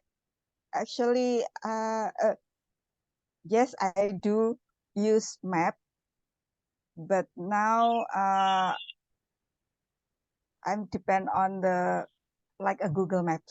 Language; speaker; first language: English; non-native, learner; Indonesian